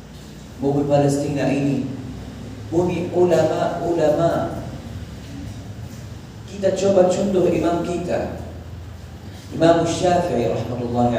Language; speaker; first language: Indonesian; non-native, fluent; Arabic